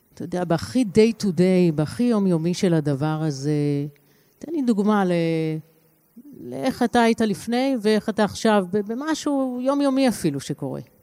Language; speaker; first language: Hebrew; native; Hebrew